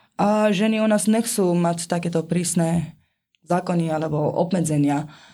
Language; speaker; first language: Slovak; non-native, fluent; Persian